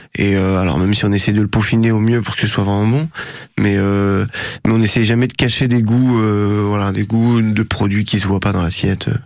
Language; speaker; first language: French; native; French